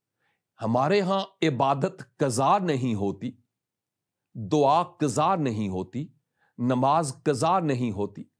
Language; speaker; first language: Urdu; native; Urdu